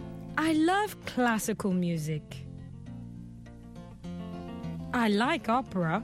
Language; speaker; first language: English; non-native, fluent; French